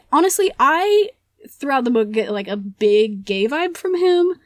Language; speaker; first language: English; early bilingual, other home language; Spanish